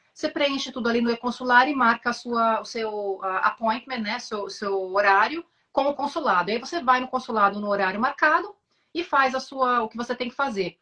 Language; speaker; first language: Portuguese; native; Portuguese